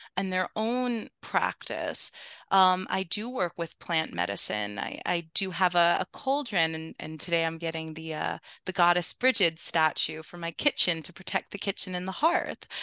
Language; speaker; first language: English; early bilingual, other home language; Spanish